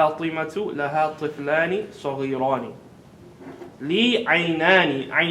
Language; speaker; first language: Arabic; non-native, fluent; English